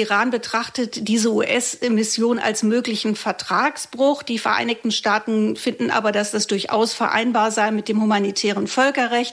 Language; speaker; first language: German; native; German